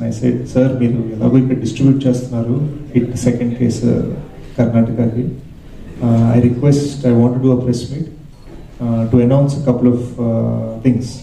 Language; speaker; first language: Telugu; early bilingual, heritage; Telugu